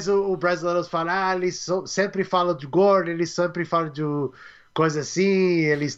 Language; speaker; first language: Portuguese; non-native, learner; English